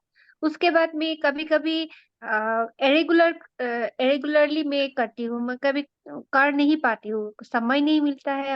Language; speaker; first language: Hindi; non-native, local second language; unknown